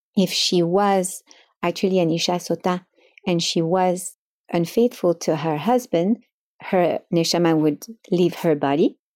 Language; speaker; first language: English; non-native, fluent; French